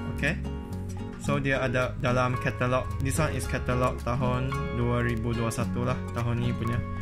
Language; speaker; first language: Malay; native; Malay